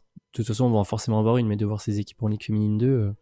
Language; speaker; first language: French; native; French